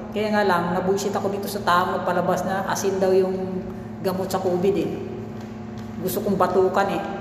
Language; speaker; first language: Filipino; non-native, local second language; Cebuano